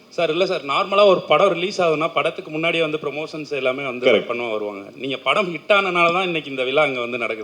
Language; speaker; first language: Tamil; native; Tamil